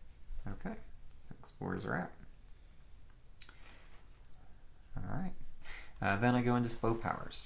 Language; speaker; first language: English; native; English